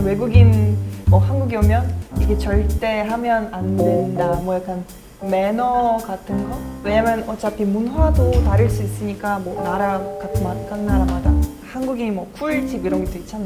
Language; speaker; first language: Korean; non-native, fluent; Russian